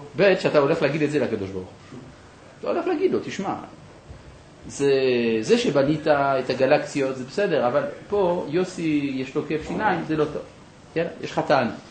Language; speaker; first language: Hebrew; non-native, fluent; French